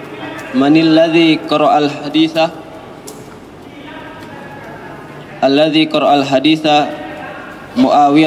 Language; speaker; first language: Arabic; non-native, learner; Indonesian